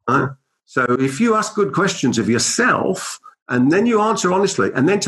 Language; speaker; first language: English; native; English